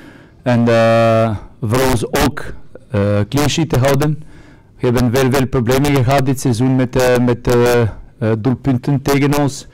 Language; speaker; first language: Dutch; non-native, fluent; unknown